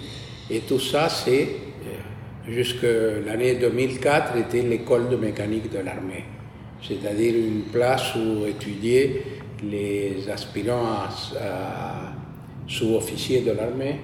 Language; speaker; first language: French; non-native, fluent; Spanish